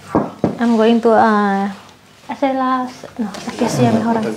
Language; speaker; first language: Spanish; non-native, learner; Indonesian